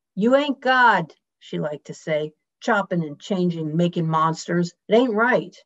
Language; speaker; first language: English; native; English